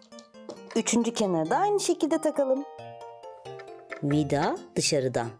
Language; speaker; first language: Turkish; native; Turkish